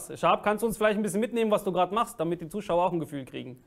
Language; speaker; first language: German; early bilingual, other home language; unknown